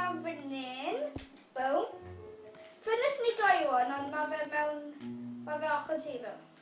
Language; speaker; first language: Welsh; native; Welsh